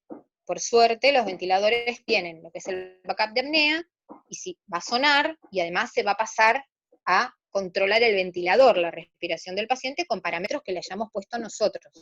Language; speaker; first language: Spanish; native; Spanish